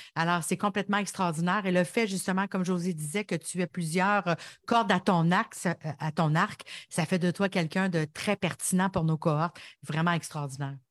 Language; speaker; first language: French; native; French